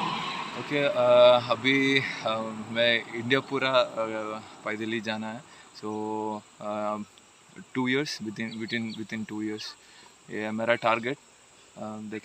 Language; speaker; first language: Hindi; non-native, local second language; Malayalam